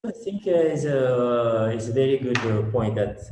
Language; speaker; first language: English; non-native, fluent; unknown